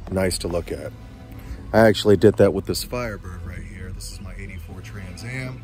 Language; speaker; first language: English; native; English